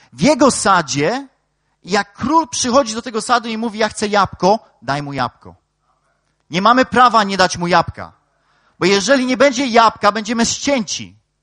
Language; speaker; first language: Polish; native; Polish